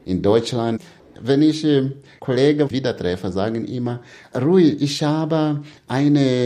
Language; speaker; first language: German; non-native, fluent; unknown